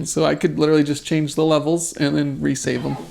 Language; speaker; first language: English; native; English